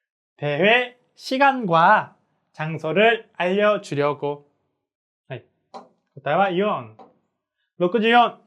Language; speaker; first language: Japanese; non-native, fluent; Korean